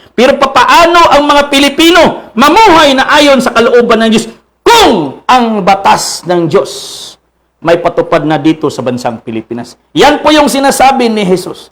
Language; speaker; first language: Filipino; non-native, local second language; Cebuano